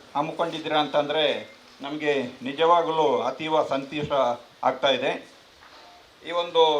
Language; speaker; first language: Kannada; non-native, local second language; Kodava